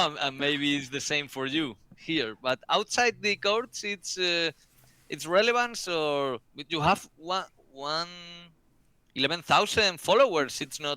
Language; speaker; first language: English; non-native, learner; Spanish